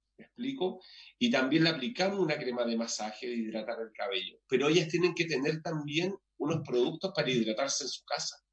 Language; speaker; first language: Spanish; native; Spanish